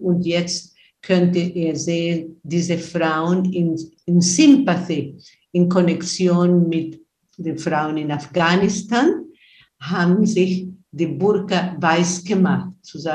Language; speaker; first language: German; non-native, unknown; Spanish